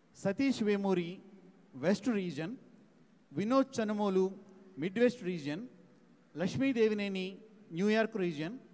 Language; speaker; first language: Telugu; native; Telugu